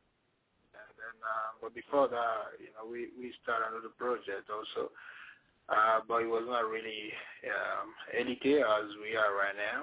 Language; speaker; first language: English; non-native, fluent; Ewe